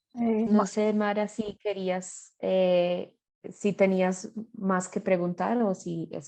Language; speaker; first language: Spanish; non-native, fluent; English